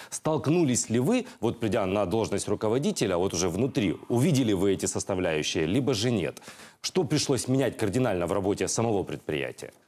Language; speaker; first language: Russian; native; Russian